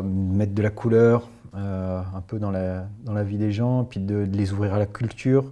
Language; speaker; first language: French; native; French